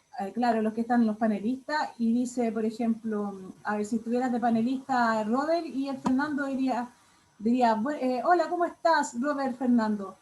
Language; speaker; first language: Spanish; native; Spanish